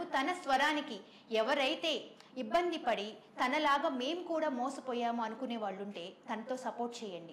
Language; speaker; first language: Telugu; native; Telugu